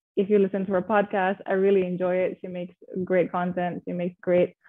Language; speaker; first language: English; non-native, fluent; Indonesian